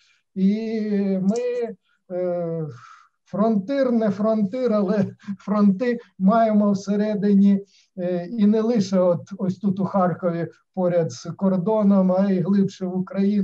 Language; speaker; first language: Ukrainian; native; Ukrainian